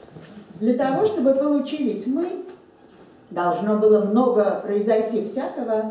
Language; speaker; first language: Russian; native; Russian